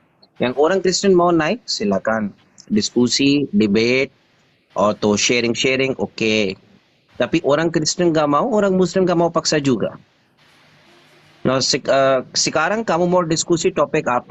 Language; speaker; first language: Indonesian; non-native, learner; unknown